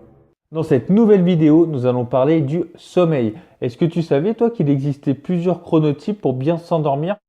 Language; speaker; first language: French; native; French